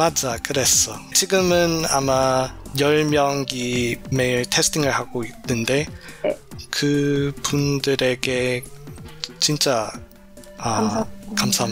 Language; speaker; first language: Korean; non-native, learner; English